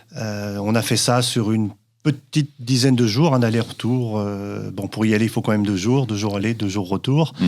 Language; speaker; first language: French; native; French